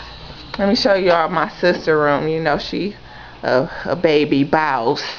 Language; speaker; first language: English; native; English